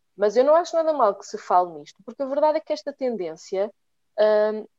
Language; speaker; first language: Portuguese; native; Portuguese